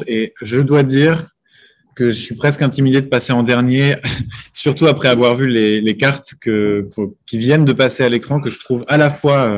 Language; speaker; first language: French; native; French